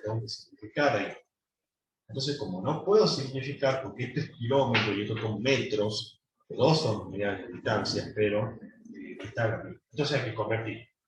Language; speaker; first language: Spanish; native; Spanish